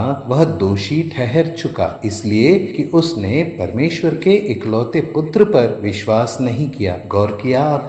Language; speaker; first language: Hindi; native; Hindi